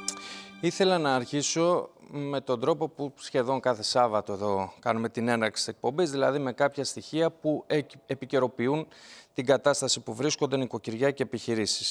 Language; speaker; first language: Greek; native; Greek